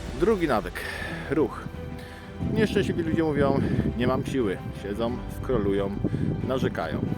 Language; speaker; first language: Polish; native; Polish